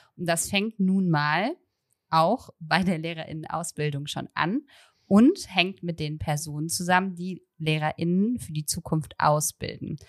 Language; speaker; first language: German; native; German